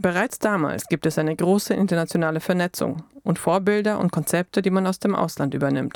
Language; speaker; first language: German; native; German